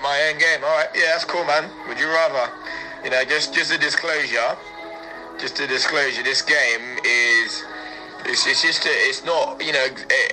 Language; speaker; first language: English; native; English